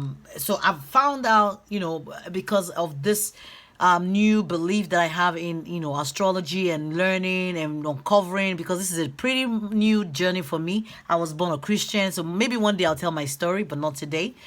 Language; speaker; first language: English; native; English